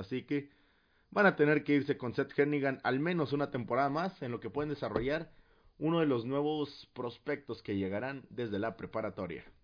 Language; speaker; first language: Spanish; native; Spanish